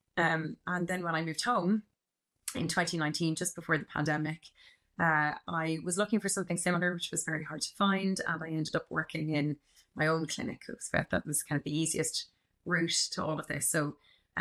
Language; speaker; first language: English; native; English